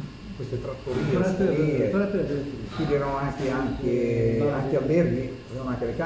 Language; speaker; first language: Italian; native; Italian